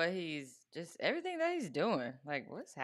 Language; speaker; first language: English; native; English